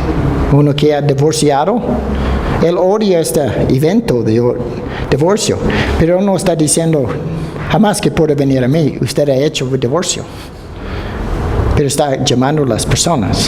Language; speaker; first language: Spanish; non-native, fluent; Dutch